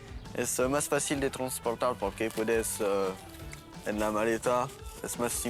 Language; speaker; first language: Spanish; non-native, learner; French